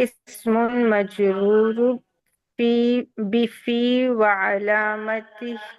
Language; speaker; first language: Arabic; non-native, learner; Urdu